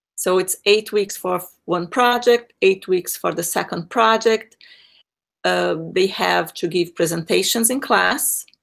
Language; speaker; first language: English; non-native, fluent; Portuguese